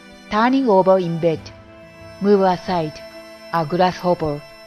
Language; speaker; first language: English; non-native, fluent; Japanese